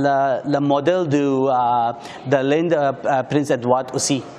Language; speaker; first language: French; non-native, learner; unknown